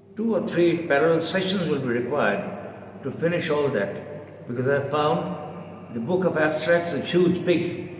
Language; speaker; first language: English; non-native, local second language; Bangla